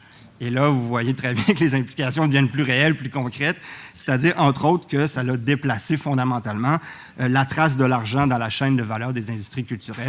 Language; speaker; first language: French; native; French